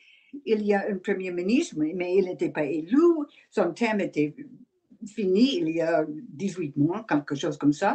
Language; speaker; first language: French; non-native, learner; English